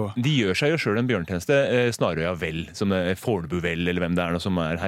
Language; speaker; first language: Norwegian; native; Norwegian